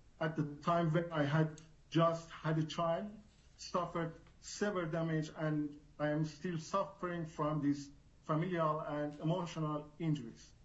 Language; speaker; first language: English; non-native, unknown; Persian